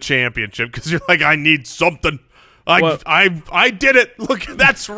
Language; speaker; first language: English; native; English